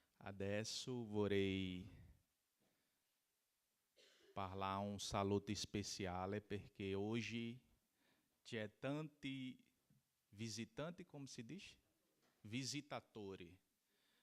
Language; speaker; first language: Italian; non-native, learner; Portuguese